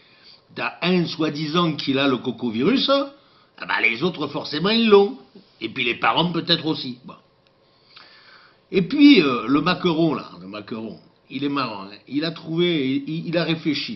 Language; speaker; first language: French; native; French